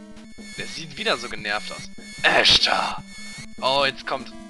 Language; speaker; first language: German; native; German